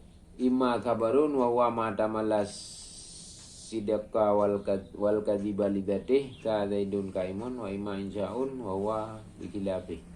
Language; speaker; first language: Arabic; non-native, fluent; Achinese